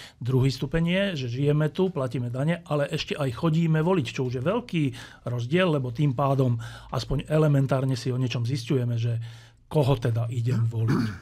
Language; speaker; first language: Slovak; native; Slovak